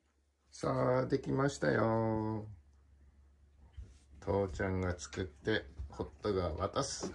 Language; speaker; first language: Japanese; native; Japanese